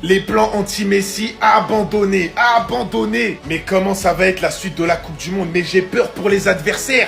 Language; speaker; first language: French; native; French